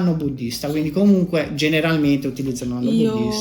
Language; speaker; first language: Italian; native; Italian